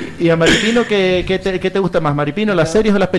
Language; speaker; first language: Spanish; native; Spanish